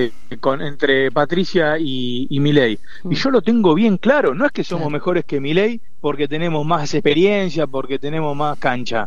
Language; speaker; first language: Spanish; native; Spanish